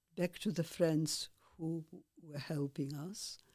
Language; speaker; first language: English; non-native, fluent; Polish